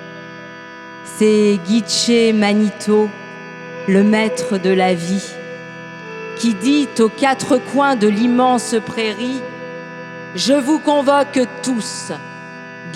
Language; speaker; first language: French; native; French